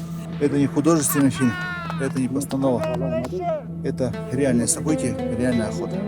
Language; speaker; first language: Russian; native; Russian